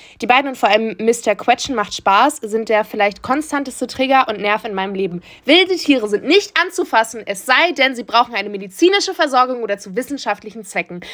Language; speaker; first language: German; early bilingual, other home language; Turkish